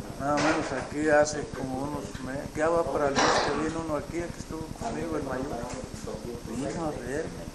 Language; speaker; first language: Spanish; native; Spanish